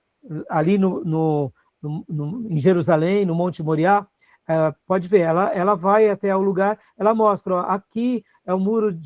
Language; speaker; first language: Portuguese; native; Portuguese